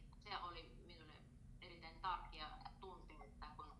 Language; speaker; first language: Finnish; non-native, learner; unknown